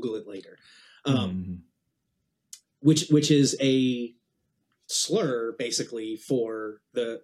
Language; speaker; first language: English; native; English